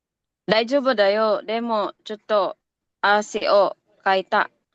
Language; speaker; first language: Japanese; non-native, learner; Filipino